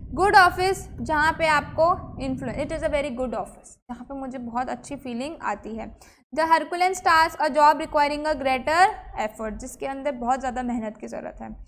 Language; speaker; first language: Hindi; native; Hindi